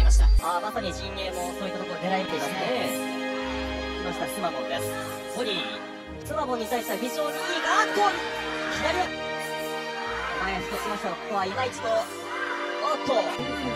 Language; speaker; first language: Japanese; native; Japanese